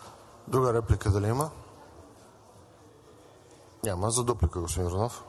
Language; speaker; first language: Bulgarian; native; Bulgarian